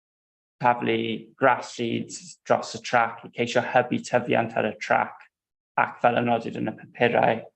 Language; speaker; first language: Welsh; non-native, local second language; English